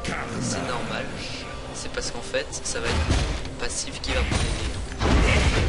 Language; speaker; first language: French; native; French